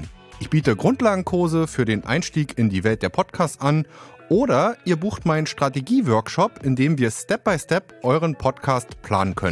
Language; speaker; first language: German; native; German